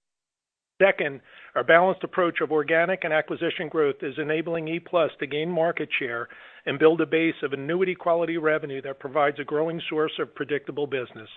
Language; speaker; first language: English; native; English